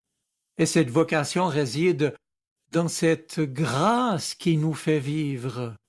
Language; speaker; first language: French; native; French